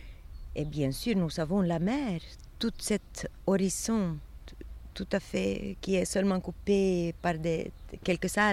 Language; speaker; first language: French; non-native, fluent; Swedish